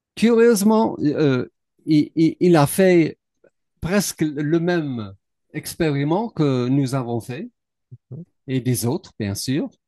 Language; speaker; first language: French; non-native, learner; English